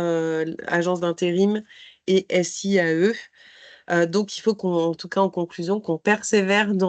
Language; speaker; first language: French; native; French